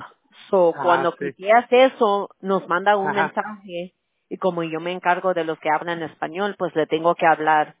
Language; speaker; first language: Spanish; early bilingual, heritage; Spanish